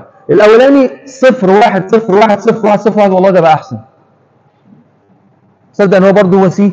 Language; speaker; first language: Arabic; native; Arabic